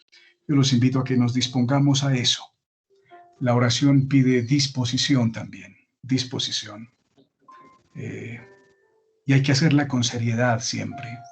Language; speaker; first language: Spanish; native; Spanish